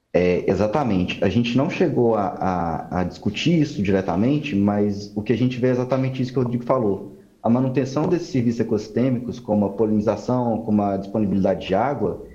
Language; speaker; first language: Portuguese; native; Portuguese